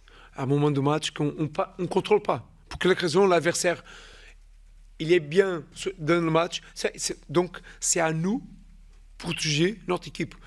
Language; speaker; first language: French; non-native, fluent; Portuguese